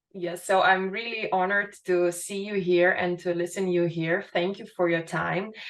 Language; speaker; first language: English; non-native, fluent; Lithuanian